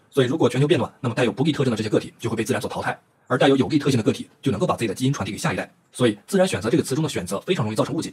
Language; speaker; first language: Chinese; native; Chinese